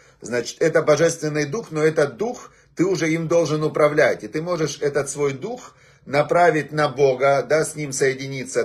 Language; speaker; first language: Russian; native; Russian